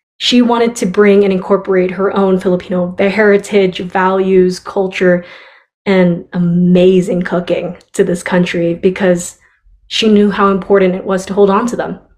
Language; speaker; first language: English; native; English